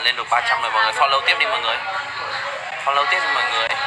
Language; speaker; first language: Vietnamese; native; Vietnamese